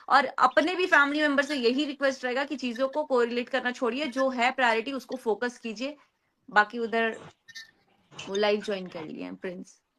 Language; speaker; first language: Hindi; native; Hindi